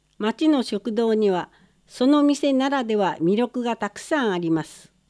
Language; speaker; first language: Japanese; non-native, fluent; English